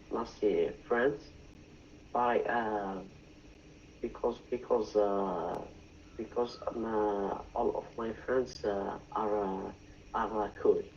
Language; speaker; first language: English; non-native, learner; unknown